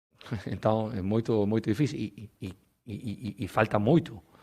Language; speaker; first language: Portuguese; non-native, learner; Spanish